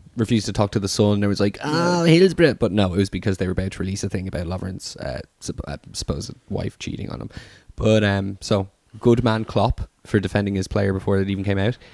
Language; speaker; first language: English; native; English